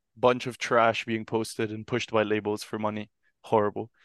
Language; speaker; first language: English; non-native, fluent; Italian